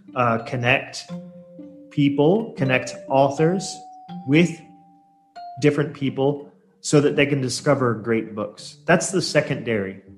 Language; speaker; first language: English; native; English